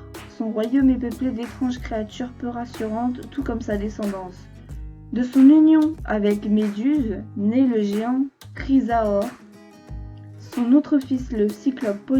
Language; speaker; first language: French; native; French